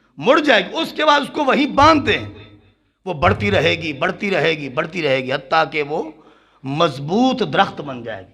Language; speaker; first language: Urdu; non-native, local second language; Punjabi